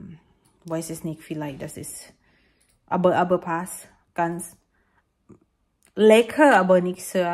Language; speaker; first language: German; non-native, learner; Thai